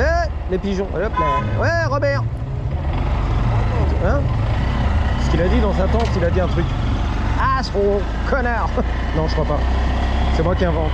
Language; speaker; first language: French; native; French